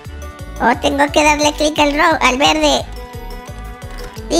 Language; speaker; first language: Spanish; native; Spanish